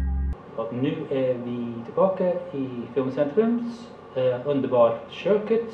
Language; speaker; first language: Swedish; non-native, fluent; English